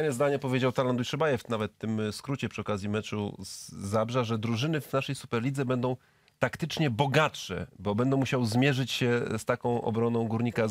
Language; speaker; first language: Polish; native; Polish